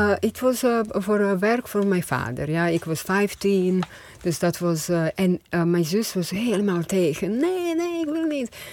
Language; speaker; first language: Dutch; non-native, fluent; Croatian